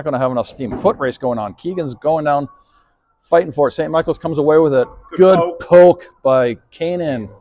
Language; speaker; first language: English; native; English